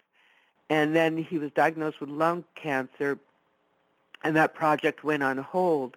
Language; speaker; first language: English; non-native, fluent; Italian